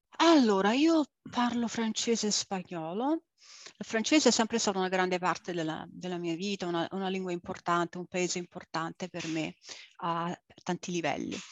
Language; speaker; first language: Italian; early bilingual, other home language; English